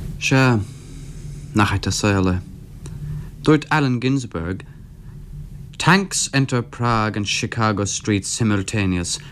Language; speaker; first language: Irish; non-native, local second language; English